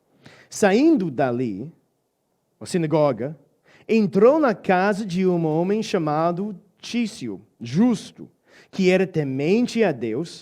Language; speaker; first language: Portuguese; non-native, fluent; English